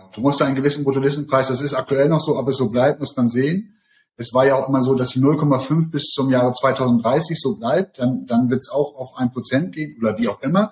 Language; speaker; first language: German; native; German